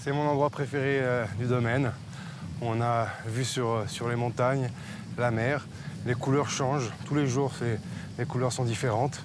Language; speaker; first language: French; native; French